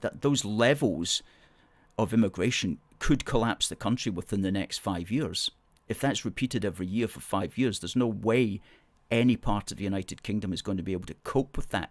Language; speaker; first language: English; native; English